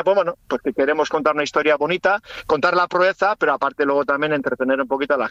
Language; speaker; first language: Spanish; native; Spanish